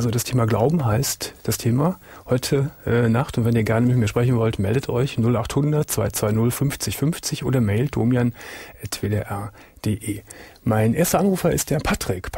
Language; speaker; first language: German; native; German